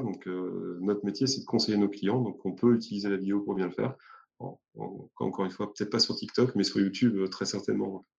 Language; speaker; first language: French; native; French